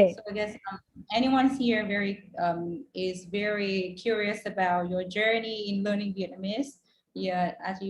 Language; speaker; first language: English; non-native, fluent; Vietnamese